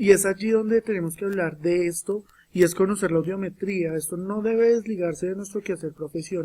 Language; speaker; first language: Spanish; native; Spanish